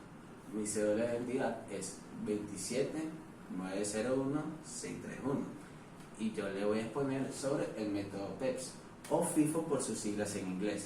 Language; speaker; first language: Spanish; native; Spanish